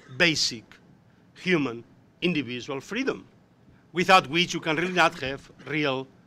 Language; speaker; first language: English; non-native, fluent; Spanish